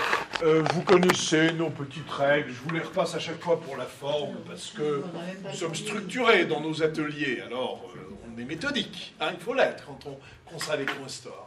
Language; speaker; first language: French; native; French